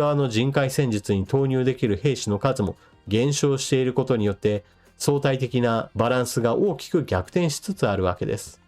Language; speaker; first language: Japanese; native; Japanese